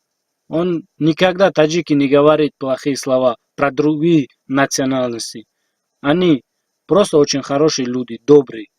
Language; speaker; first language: Russian; non-native, learner; Tajik